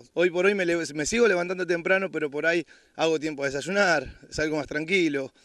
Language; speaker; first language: Spanish; native; Spanish